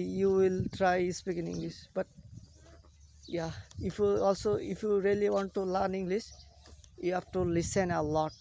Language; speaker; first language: English; non-native, learner; Bangla